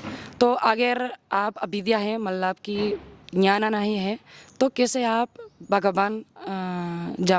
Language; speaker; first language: Hindi; non-native, learner; Spanish